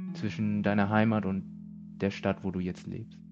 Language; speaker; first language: German; early bilingual, other home language; Vietnamese